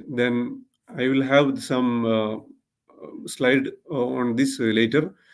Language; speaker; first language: English; non-native, local second language; Malayalam